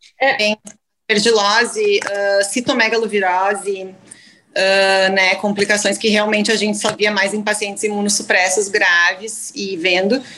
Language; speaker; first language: Portuguese; native; Portuguese